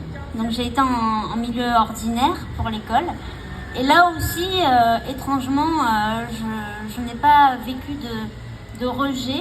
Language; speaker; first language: French; native; French